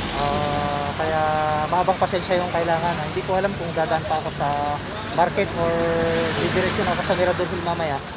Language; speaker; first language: Filipino; non-native, local second language; Iloko